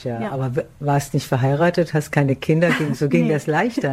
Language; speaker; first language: German; native; German